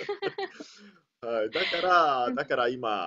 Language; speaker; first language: Japanese; non-native, learner; Italian